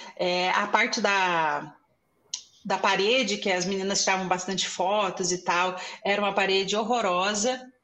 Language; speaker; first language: Portuguese; native; Portuguese